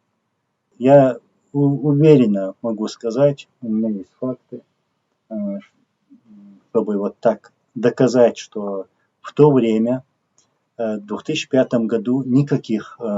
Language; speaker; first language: Russian; non-native, local second language; Chechen